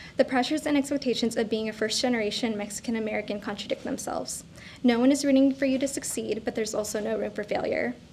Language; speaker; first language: English; native; English